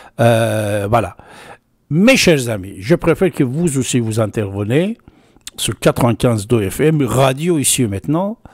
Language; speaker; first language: French; non-native, fluent; Persian